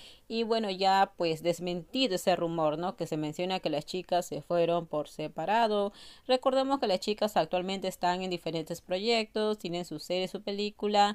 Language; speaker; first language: Spanish; native; Spanish